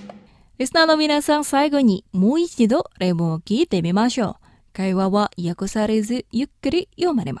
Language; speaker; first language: Japanese; non-native, fluent; Indonesian